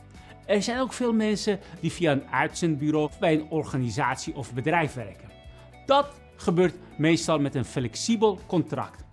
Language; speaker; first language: Dutch; non-native, fluent; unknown